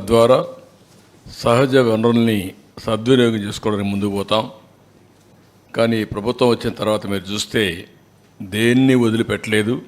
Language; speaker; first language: Telugu; native; Telugu